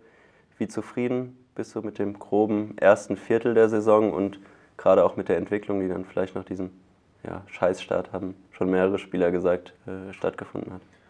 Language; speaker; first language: German; native; German